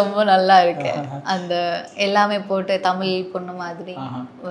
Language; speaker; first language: Tamil; non-native, learner; Malayalam